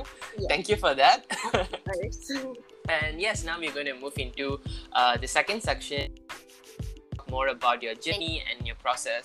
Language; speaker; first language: English; non-native, local second language; Tamil